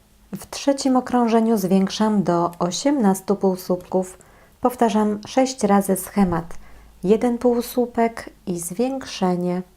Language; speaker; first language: Polish; native; Polish